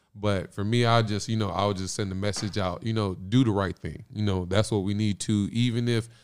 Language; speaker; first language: English; early bilingual, other home language; Spanish